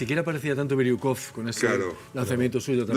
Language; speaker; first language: Spanish; native; Spanish